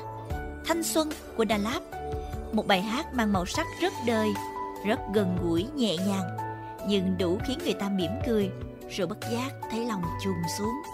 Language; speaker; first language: Vietnamese; native; Vietnamese